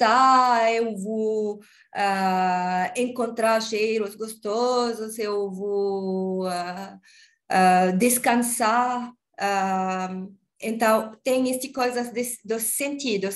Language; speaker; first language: Portuguese; non-native, learner; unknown